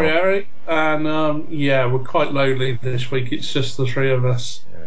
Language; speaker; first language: English; native; English